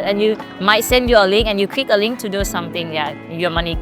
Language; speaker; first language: English; non-native, learner; Thai